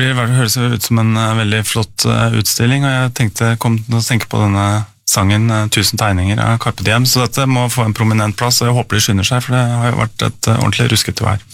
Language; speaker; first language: Norwegian; native; Norwegian